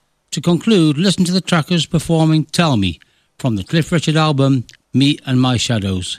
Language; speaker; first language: English; native; English